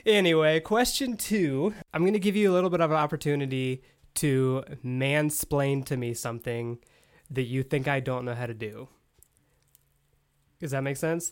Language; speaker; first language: English; native; English